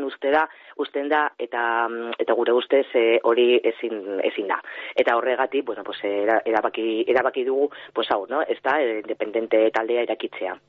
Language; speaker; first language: Basque; non-native, local second language; Spanish